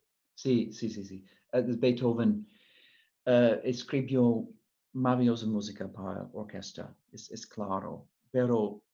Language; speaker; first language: Spanish; non-native, fluent; English